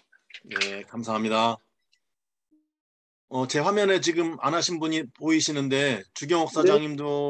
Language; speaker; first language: Korean; native; Korean